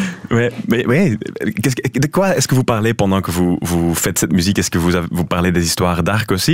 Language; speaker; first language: French; non-native, fluent; Dutch